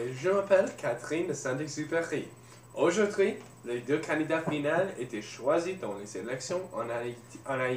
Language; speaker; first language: French; non-native, learner; English